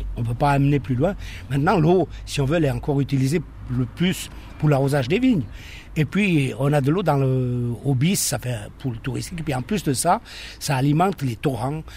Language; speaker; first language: French; native; French